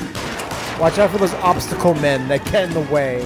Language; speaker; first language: English; native; English